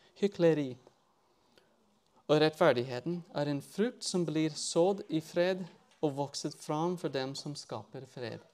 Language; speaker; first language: Norwegian; non-native, fluent; English